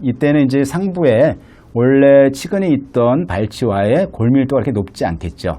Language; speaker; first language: Korean; native; Korean